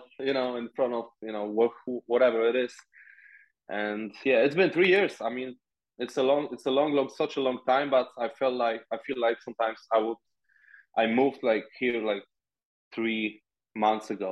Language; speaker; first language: English; non-native, fluent; Polish